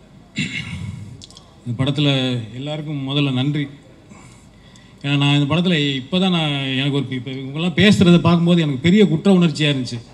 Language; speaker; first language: Tamil; native; Tamil